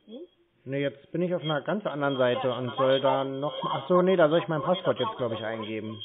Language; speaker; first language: German; native; German